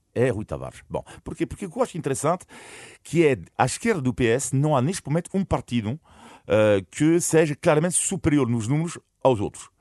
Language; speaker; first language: Portuguese; non-native, fluent; French